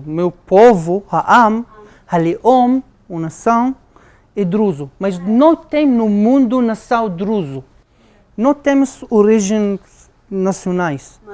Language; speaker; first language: Portuguese; non-native, fluent; Arabic